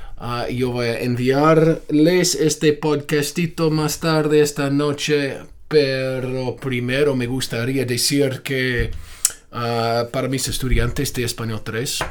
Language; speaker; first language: Spanish; non-native, fluent; English